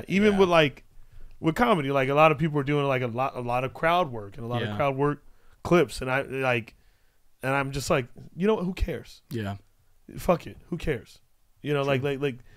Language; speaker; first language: English; native; English